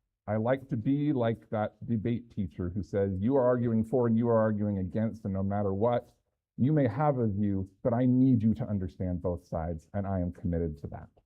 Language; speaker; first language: English; native; English